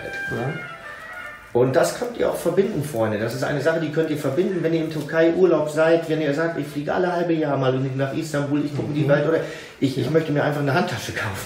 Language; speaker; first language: German; native; German